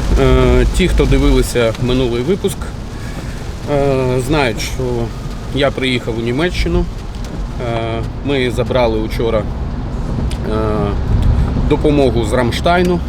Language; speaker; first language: Ukrainian; native; Ukrainian